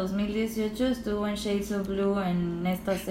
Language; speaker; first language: Spanish; native; Spanish